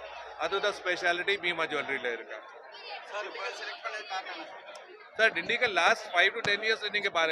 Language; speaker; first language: Tamil; non-native, learner; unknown